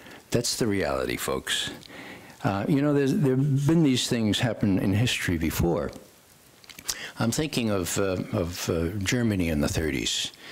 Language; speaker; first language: English; native; English